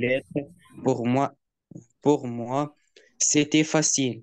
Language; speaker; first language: French; non-native, learner; Arabic